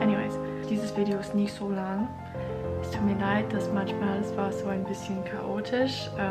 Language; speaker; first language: German; non-native, learner; English